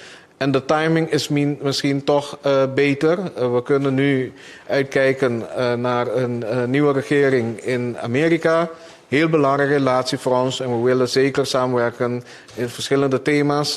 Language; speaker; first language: Dutch; non-native, local second language; Papiamento